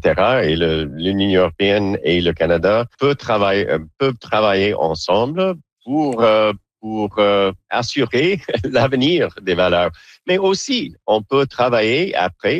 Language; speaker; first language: French; non-native, learner; English